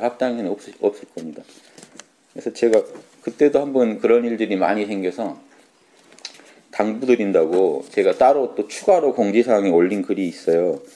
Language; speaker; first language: Korean; native; Korean